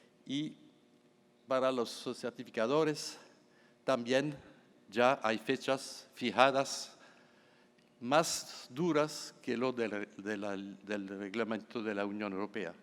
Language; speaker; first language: Spanish; non-native, fluent; French